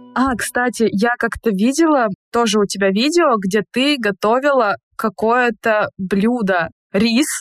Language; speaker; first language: Russian; native; Russian